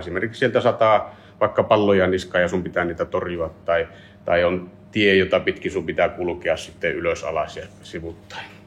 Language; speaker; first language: Finnish; native; Finnish